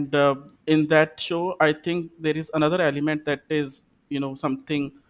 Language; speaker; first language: English; non-native, local second language; Punjabi